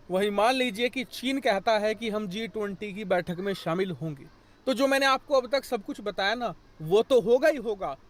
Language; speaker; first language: Hindi; native; Hindi